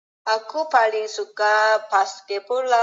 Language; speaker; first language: Indonesian; non-native, learner; Korean